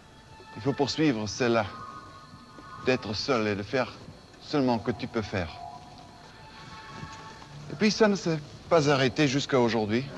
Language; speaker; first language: French; non-native, fluent; German